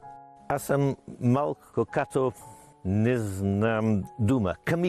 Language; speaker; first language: Bulgarian; non-native, learner; English